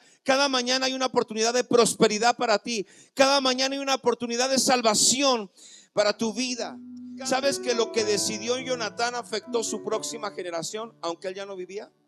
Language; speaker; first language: Spanish; native; Spanish